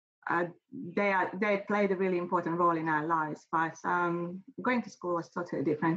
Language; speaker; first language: English; non-native, fluent; Hungarian